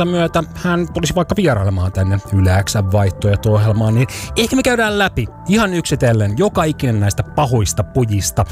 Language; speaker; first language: Finnish; native; Finnish